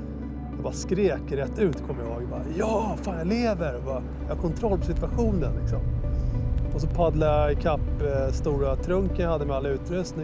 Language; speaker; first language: Swedish; native; Swedish